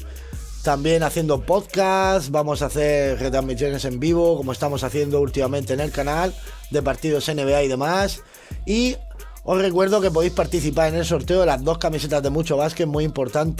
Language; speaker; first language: Spanish; native; Spanish